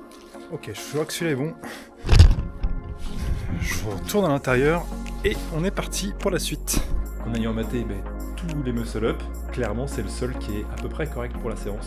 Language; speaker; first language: French; native; French